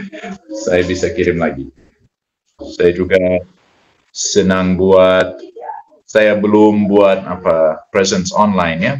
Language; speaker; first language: Indonesian; non-native, fluent; English